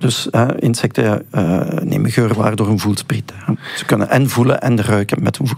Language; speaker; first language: Dutch; native; Dutch